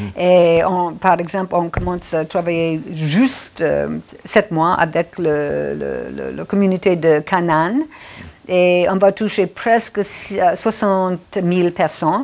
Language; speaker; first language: French; non-native, fluent; English